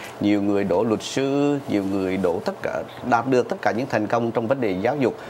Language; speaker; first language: Vietnamese; native; Vietnamese